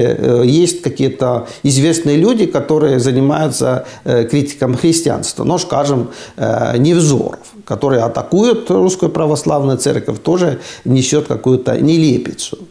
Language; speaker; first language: Russian; non-native, fluent; Estonian